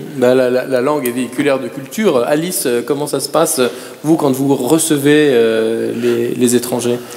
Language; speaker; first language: French; native; French